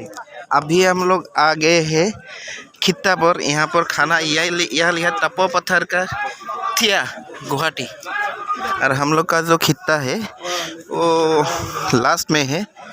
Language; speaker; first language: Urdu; non-native, local second language; Assamese